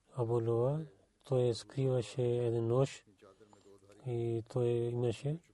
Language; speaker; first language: Bulgarian; non-native, learner; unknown